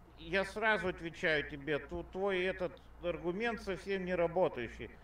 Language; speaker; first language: Russian; non-native, local second language; Lithuanian